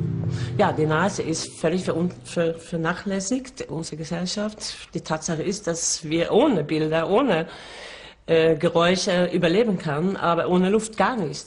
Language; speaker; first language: German; non-native, fluent; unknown